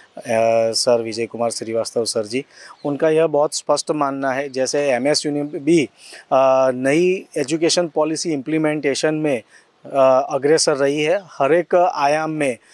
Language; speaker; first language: Hindi; non-native, local second language; Gujarati